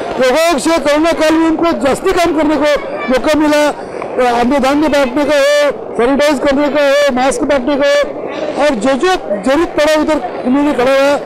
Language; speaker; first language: Hindi; non-native, local second language; Marathi